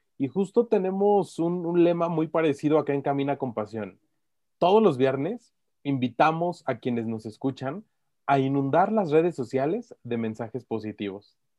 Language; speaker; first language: Spanish; native; Spanish